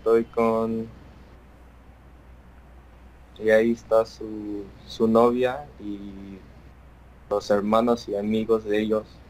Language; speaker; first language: Spanish; early bilingual, heritage; Spanish